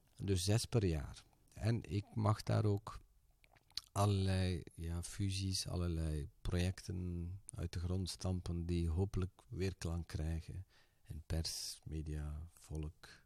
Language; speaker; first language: Dutch; early bilingual, other home language; Turkish